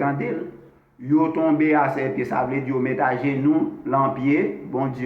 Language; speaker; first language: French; non-native, local second language; Haitian Creole